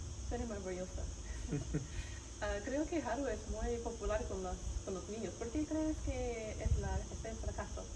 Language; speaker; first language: Spanish; non-native, learner; English